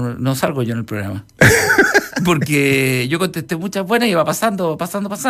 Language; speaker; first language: Spanish; native; Spanish